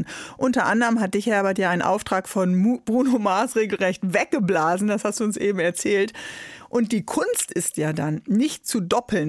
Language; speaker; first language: German; native; German